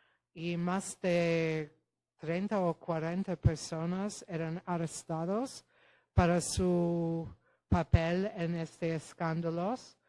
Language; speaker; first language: Spanish; non-native, fluent; Polish